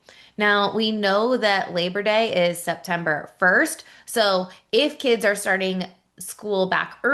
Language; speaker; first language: English; native; English